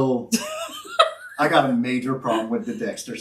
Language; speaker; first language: English; native; English